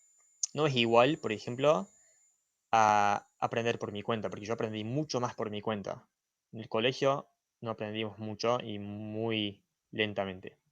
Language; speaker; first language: Spanish; non-native, fluent; English